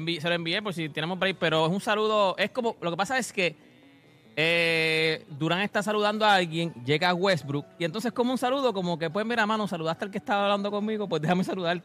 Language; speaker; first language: Spanish; native; Spanish